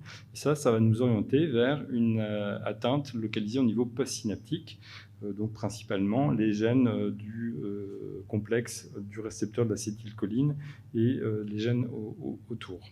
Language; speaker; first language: French; native; French